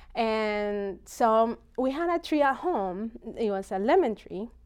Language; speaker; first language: English; non-native, fluent; Spanish